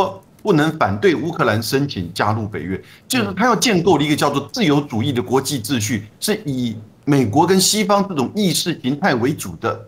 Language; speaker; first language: Chinese; native; Chinese